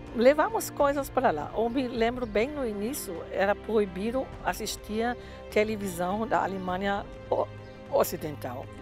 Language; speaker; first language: Portuguese; non-native, fluent; German